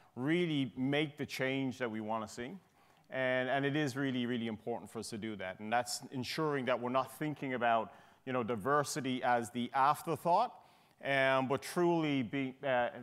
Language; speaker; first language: English; native; English